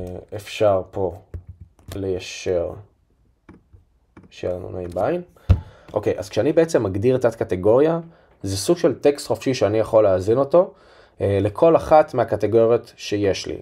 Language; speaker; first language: Hebrew; native; Hebrew